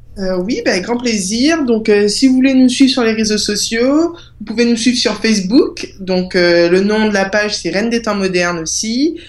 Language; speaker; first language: French; native; French